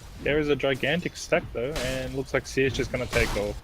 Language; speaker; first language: English; native; English